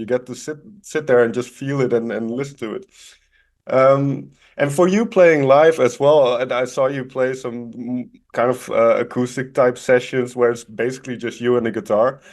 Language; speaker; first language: English; non-native, fluent; Dutch